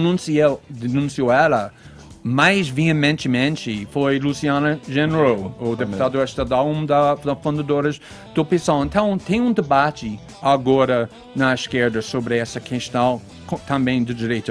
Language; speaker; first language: Portuguese; non-native, fluent; English